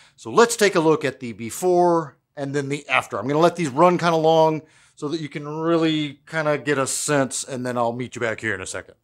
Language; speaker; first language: English; native; English